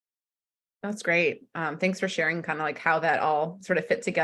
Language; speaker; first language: English; native; English